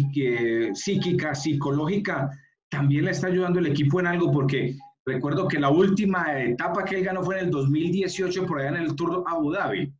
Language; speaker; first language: Spanish; native; Spanish